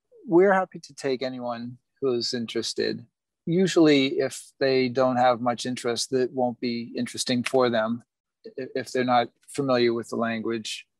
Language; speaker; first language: English; native; English